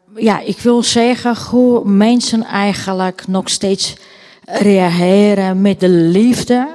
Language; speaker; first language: Dutch; non-native, fluent; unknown